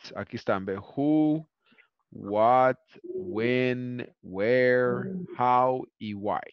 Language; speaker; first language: Spanish; early bilingual, heritage; Spanish